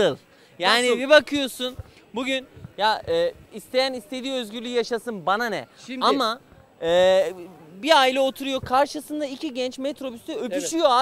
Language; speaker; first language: Turkish; native; Turkish